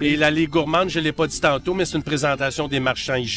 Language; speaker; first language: French; native; French